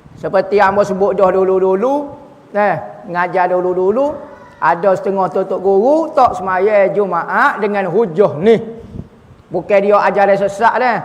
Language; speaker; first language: Malay; native; Malay